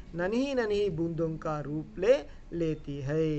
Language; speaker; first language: Hindi; non-native, local second language; Telugu